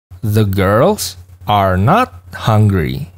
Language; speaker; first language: English; non-native, fluent; Indonesian